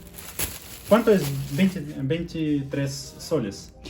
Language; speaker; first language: Spanish; non-native, learner; Russian